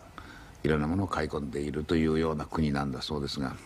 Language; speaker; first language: Japanese; native; Japanese